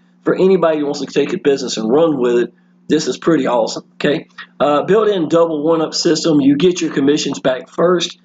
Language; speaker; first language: English; native; English